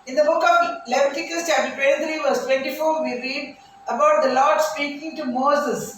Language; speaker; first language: English; non-native, local second language; Tamil